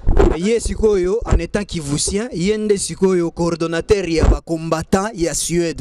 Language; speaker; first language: French; non-native, local second language; Lingala